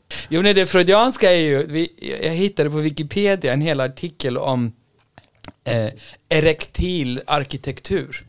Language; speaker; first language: Swedish; non-native, fluent; Icelandic